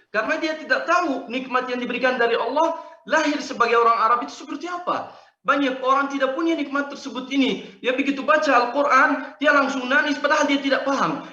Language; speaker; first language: Indonesian; non-native, fluent; Arabic